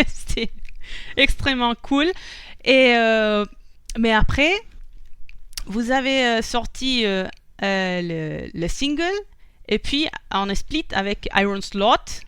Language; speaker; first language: French; non-native, fluent; Spanish